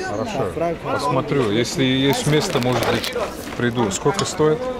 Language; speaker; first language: Russian; non-native, fluent; Hungarian